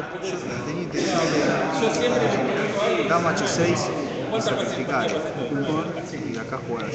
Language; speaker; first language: Spanish; native; Spanish